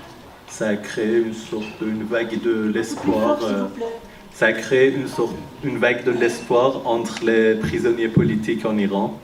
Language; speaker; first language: French; non-native, fluent; Persian